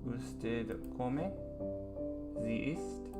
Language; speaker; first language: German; non-native, learner; English